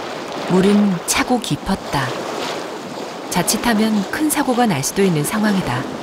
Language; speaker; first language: Korean; native; Korean